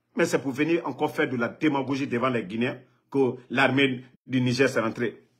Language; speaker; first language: French; non-native, local second language; Mandingo